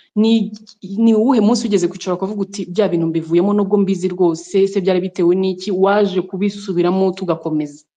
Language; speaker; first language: Kinyarwanda; native; Kinyarwanda